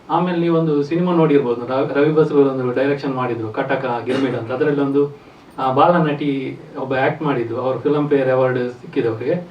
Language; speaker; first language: Kannada; non-native, local second language; Tulu